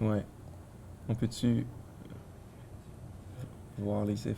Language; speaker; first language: French; native; French